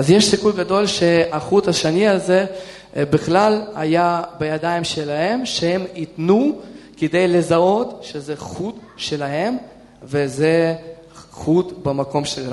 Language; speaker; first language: Hebrew; non-native, fluent; Russian